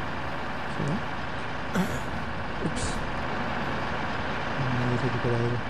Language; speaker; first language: Spanish; native; Spanish